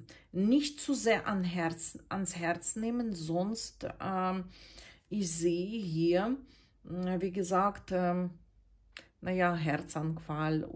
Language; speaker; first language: German; non-native, fluent; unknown